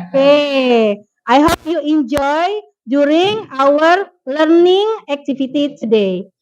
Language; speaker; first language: English; non-native, fluent; Indonesian